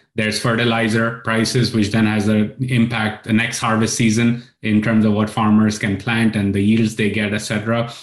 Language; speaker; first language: English; non-native, local second language; Urdu